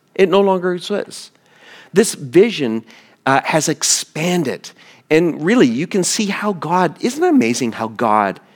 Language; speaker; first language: English; native; English